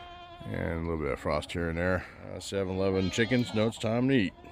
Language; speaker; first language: English; native; English